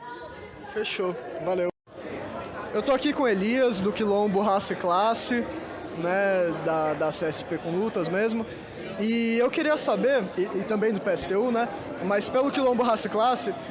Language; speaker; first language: Portuguese; native; Portuguese